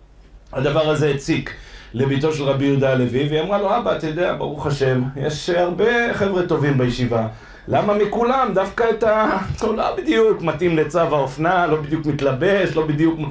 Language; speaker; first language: Hebrew; native; Hebrew